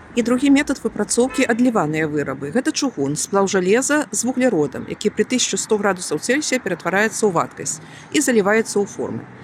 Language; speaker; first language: Belarusian; native; Belarusian